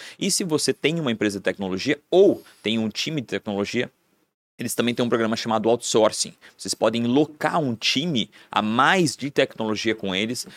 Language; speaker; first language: Portuguese; non-native, fluent; Spanish